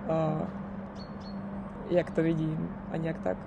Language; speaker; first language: Czech; non-native, fluent; Russian